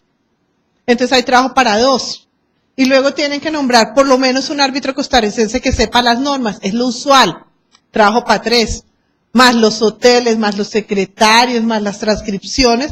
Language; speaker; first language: Spanish; native; Spanish